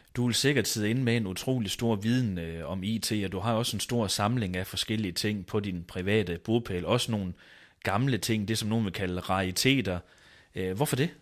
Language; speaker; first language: Danish; native; Danish